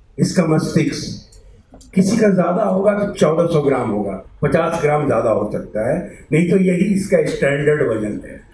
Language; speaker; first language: Hindi; native; Hindi